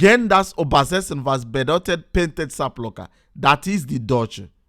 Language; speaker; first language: German; non-native, learner; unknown